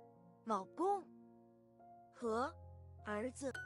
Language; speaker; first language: Chinese; non-native, learner; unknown